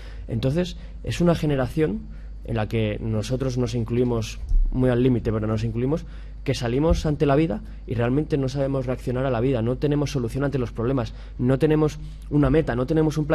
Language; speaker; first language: Spanish; native; Spanish